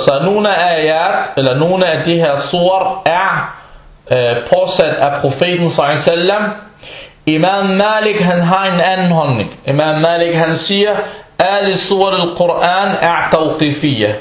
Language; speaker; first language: Danish; non-native, fluent; Arabic